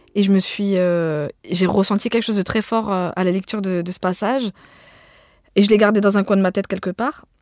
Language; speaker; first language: French; early bilingual, other home language; Arabic